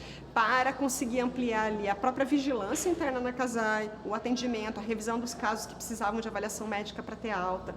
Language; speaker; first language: Portuguese; native; Portuguese